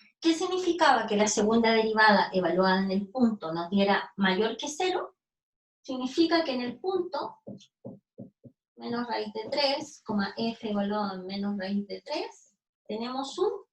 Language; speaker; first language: Spanish; native; Spanish